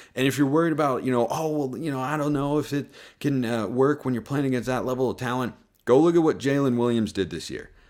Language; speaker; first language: English; native; English